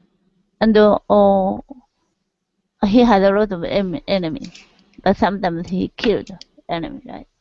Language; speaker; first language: English; non-native, learner; Japanese